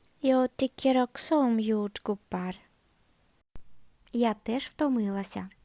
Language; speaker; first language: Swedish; non-native, fluent; Ukrainian